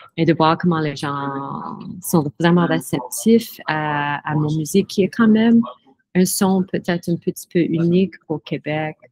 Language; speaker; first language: French; non-native, fluent; English